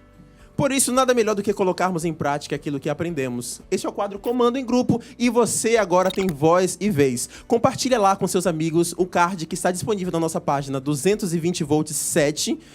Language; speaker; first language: Portuguese; native; Portuguese